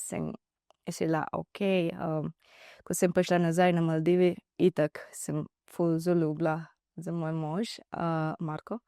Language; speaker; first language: Slovenian; non-native, learner; Divehi